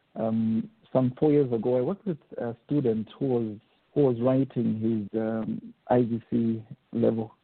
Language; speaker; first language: English; non-native, local second language; Bemba